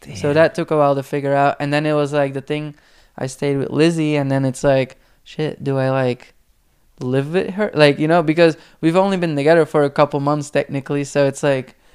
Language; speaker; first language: English; non-native, fluent; Dutch